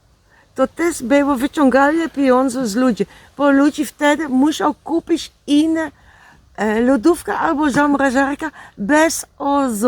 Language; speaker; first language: Polish; non-native, learner; Dutch